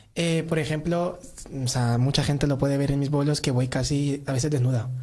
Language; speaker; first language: Spanish; native; Spanish